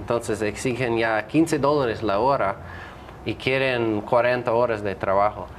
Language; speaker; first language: Spanish; non-native, fluent; English